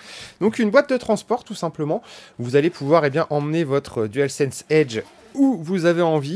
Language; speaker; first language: French; native; French